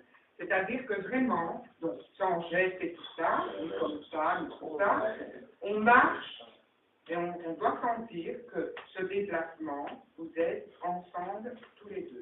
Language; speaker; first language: French; native; French